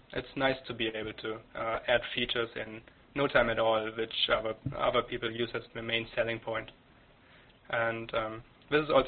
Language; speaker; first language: English; non-native, fluent; German